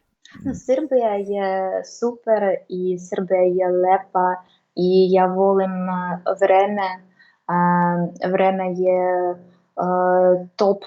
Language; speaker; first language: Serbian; non-native, learner; Russian